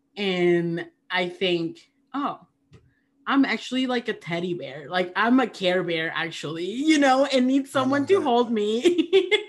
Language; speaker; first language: English; early bilingual, other home language; Spanish